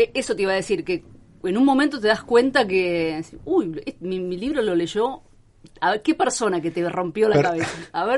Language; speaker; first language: Spanish; native; Spanish